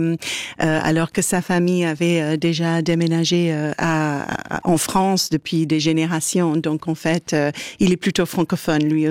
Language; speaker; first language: French; native; French